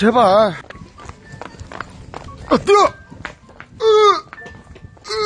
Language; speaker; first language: Korean; native; Korean